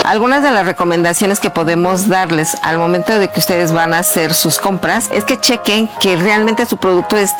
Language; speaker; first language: Spanish; native; Spanish